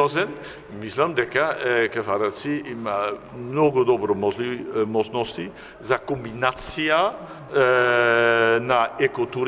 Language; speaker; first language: Macedonian; non-native, fluent; Dutch